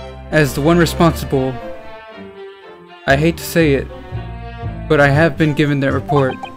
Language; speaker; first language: English; native; English